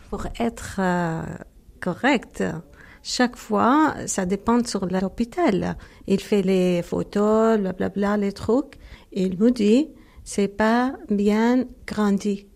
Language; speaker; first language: French; non-native, learner; Arabic